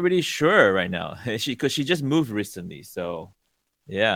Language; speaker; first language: English; native; English